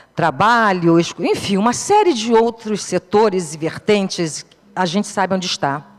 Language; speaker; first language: Portuguese; native; Portuguese